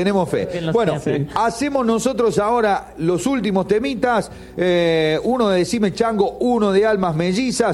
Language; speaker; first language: Spanish; native; Spanish